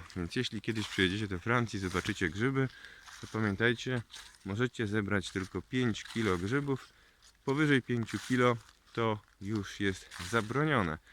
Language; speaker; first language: Polish; native; Polish